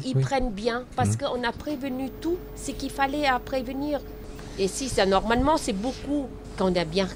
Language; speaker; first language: French; non-native, learner; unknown